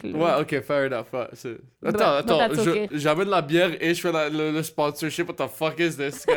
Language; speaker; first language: French; native; French